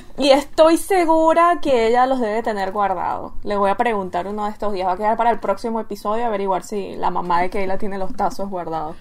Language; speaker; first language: Spanish; native; Spanish